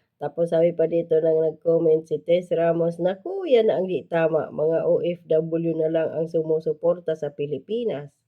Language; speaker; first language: Filipino; native; Filipino